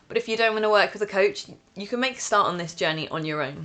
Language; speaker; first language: English; native; English